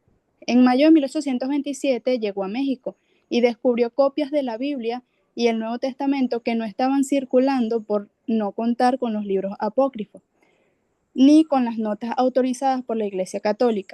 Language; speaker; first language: Spanish; native; Spanish